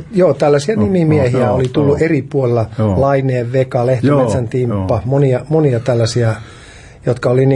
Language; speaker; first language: Finnish; native; Finnish